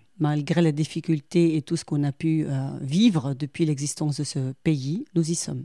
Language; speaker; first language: French; non-native, local second language; Arabic